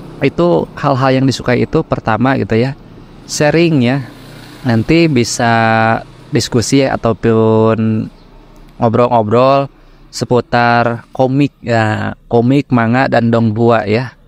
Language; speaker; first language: Indonesian; native; Indonesian